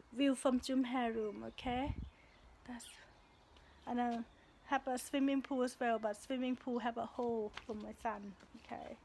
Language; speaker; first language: English; non-native, learner; Thai